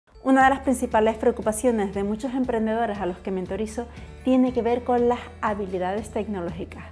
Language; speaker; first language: Spanish; native; Spanish